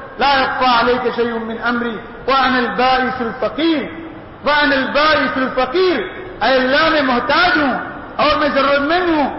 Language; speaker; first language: Urdu; non-native, local second language; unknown